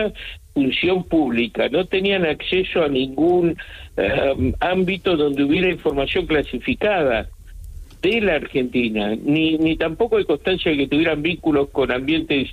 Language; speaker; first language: Spanish; native; Spanish